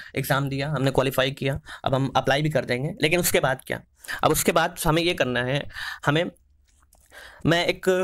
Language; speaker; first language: Hindi; native; Hindi